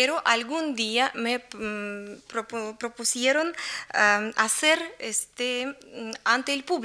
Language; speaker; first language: Spanish; non-native, learner; Russian